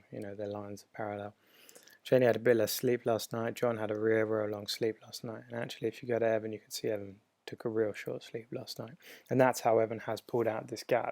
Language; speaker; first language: English; native; English